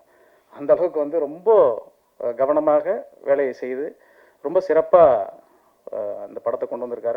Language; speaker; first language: Tamil; native; Tamil